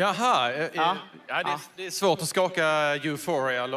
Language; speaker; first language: Swedish; native; Swedish